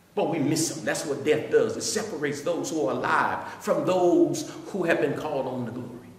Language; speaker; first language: English; native; English